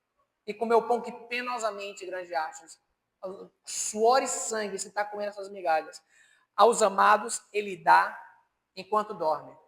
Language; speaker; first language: Portuguese; native; Portuguese